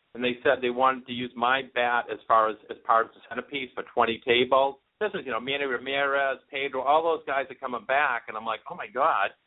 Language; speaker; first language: English; native; English